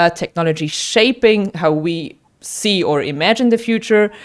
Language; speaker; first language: English; non-native, fluent; German